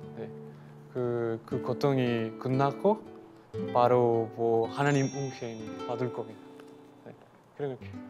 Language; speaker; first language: Korean; non-native, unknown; Spanish